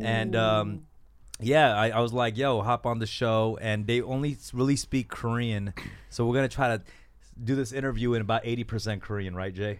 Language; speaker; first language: English; early bilingual, other home language; Korean